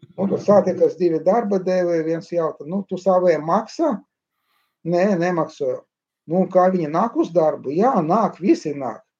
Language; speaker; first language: Latvian; non-native, local second language; Russian